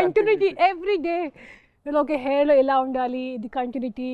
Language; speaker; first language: Telugu; non-native, fluent; Hindi